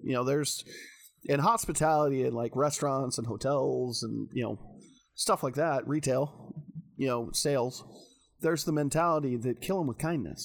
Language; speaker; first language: English; native; English